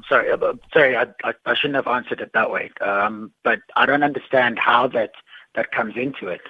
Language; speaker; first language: English; non-native, local second language; Xhosa